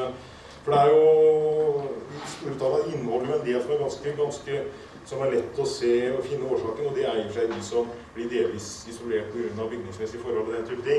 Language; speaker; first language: Norwegian; native; Norwegian